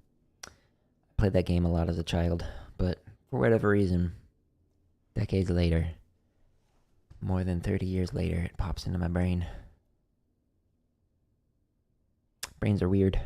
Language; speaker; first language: English; native; English